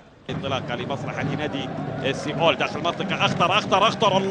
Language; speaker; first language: Arabic; native; Arabic